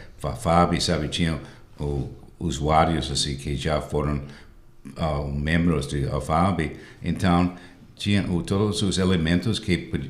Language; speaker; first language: Portuguese; non-native, fluent; English